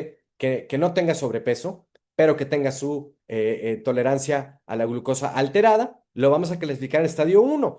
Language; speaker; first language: Spanish; native; Spanish